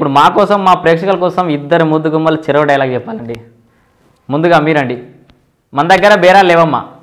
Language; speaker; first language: Telugu; native; Telugu